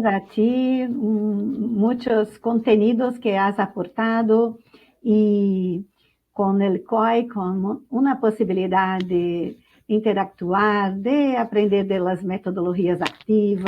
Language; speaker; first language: Spanish; non-native, fluent; Portuguese